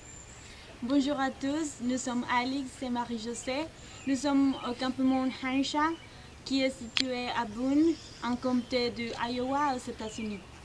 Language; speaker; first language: French; non-native, learner; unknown